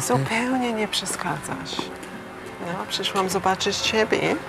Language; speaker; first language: Polish; early bilingual, heritage; English